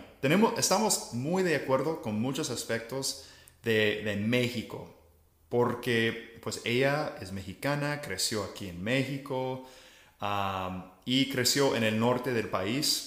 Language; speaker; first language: Spanish; non-native, fluent; English